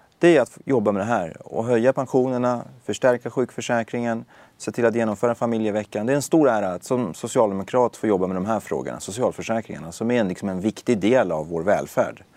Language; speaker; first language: Swedish; early bilingual, other home language; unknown